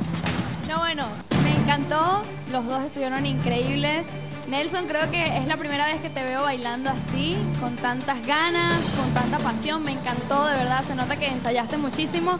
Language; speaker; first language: Spanish; native; Spanish